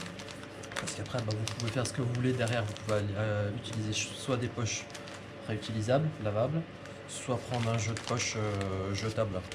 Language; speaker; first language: French; native; French